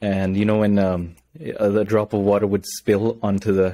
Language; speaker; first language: Punjabi; early bilingual, heritage; Punjabi